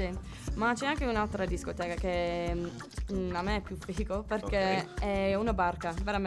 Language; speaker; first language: Italian; non-native, learner; English